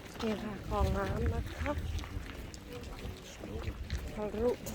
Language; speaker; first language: Danish; non-native, learner; Thai